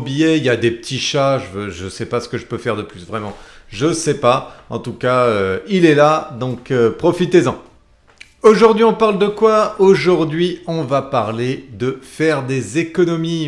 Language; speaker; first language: French; native; French